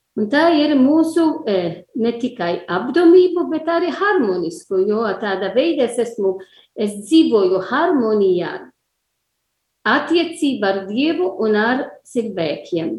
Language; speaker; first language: Latvian; non-native, learner; Italian